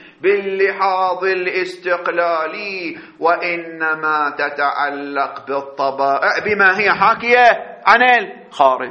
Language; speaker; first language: Arabic; native; Arabic